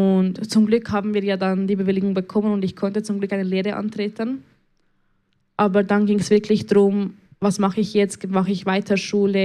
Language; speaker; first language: German; early bilingual, other home language; Spanish